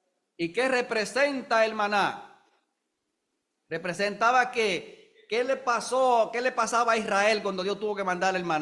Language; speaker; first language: Spanish; native; Spanish